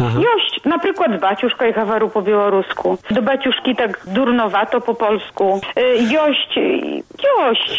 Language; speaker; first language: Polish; non-native, local second language; Belarusian